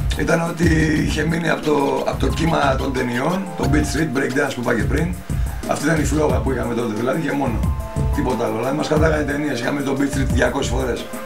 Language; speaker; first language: Greek; early bilingual, heritage; Greek